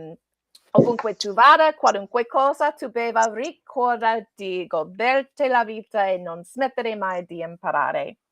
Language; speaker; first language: Italian; non-native, learner; English